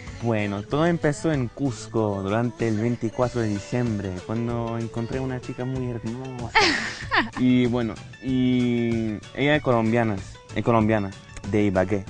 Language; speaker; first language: Spanish; non-native, fluent; French